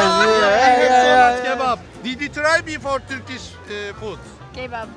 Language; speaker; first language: English; non-native, learner; Turkish